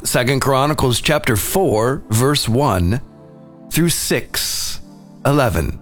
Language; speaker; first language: English; native; English